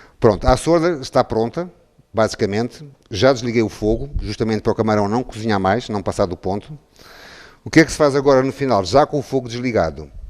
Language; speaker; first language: Portuguese; native; Portuguese